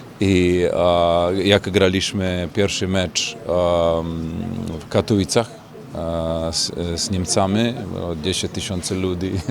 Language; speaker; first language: Polish; non-native, learner; Serbian